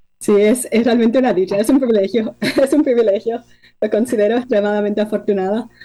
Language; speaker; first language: Spanish; early bilingual, heritage; Spanish